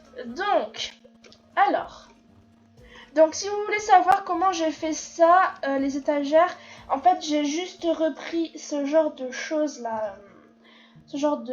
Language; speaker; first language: French; native; French